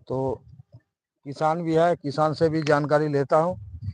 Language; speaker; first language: Hindi; non-native, local second language; Bangla